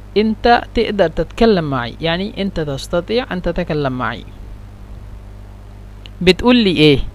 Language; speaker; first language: Egyptian Arabic; non-native, learner; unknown